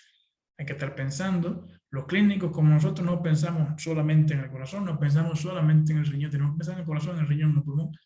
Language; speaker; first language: Spanish; native; Spanish